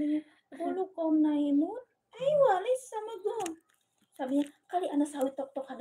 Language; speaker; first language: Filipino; non-native, local second language; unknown